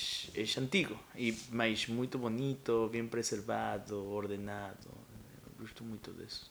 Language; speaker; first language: Portuguese; non-native, fluent; Spanish